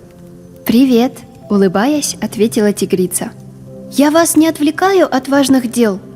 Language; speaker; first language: Russian; native; Russian